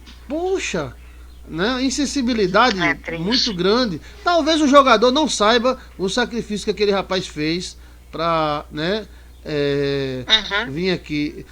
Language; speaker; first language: Portuguese; native; Portuguese